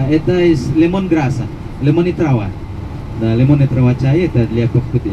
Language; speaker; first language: Russian; non-native, fluent; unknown